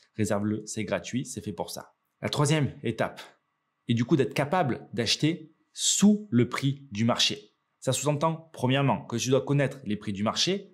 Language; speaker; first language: French; native; French